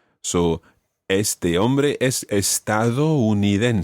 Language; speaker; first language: Spanish; non-native, fluent; English